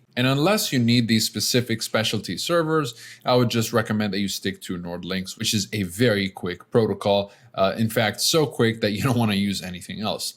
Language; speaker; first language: English; native; English